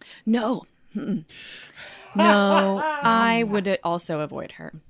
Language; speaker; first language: English; native; English